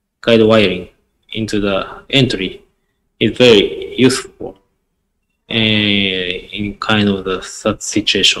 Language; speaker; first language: English; non-native, learner; Japanese